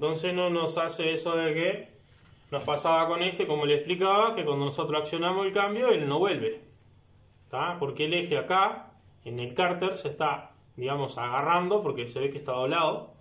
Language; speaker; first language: Spanish; native; Spanish